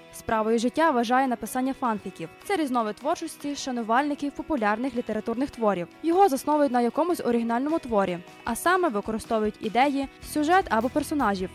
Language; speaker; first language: Ukrainian; native; Ukrainian